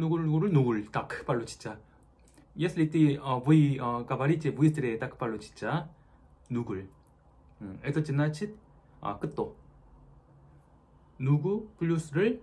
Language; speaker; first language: Russian; non-native, learner; Korean